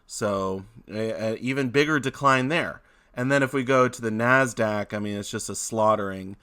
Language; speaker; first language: English; native; English